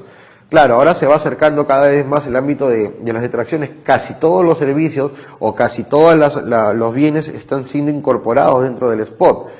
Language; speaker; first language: Spanish; native; Spanish